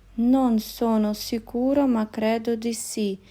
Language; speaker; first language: Italian; non-native, fluent; Ukrainian